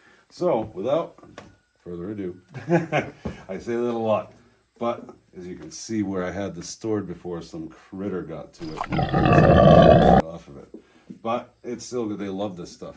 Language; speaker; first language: English; native; English